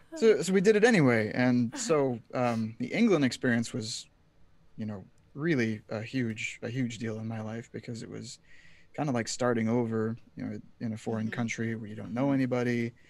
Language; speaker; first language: English; native; English